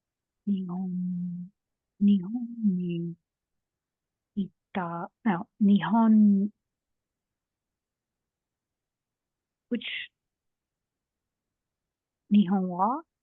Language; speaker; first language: Japanese; non-native, learner; English